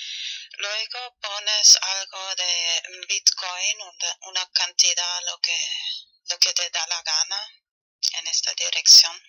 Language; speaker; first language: Spanish; non-native, fluent; German